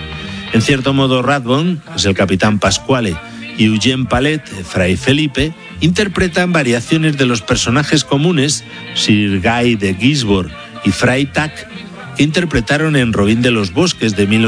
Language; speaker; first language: Spanish; native; Spanish